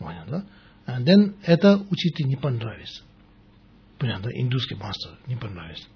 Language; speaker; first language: Russian; non-native, learner; Tibetan